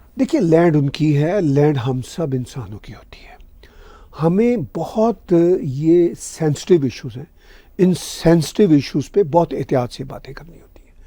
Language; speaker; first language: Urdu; native; Urdu